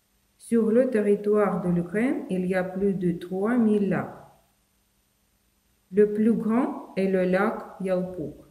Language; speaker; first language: French; non-native, fluent; Ukrainian